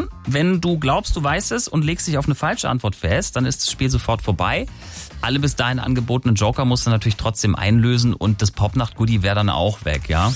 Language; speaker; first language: German; native; German